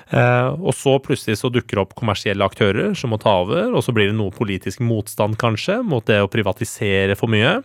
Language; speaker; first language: Norwegian; early bilingual, other home language; Persian